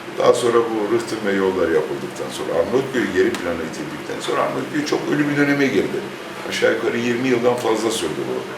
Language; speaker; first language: Turkish; native; Turkish